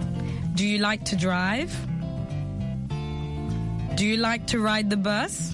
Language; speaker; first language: English; non-native, fluent; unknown